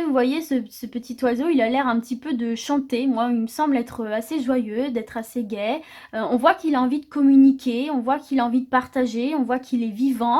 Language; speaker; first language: French; native; French